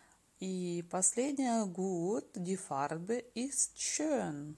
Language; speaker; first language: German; non-native, fluent; Russian